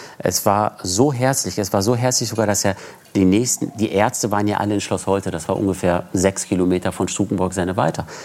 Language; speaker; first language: German; early bilingual, other home language; Persian